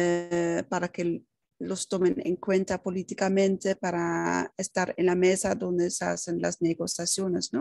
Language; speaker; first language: Spanish; non-native, fluent; Dutch